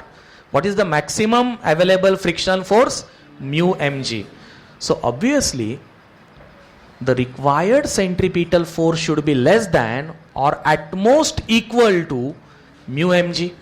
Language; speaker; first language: English; non-native, local second language; Marathi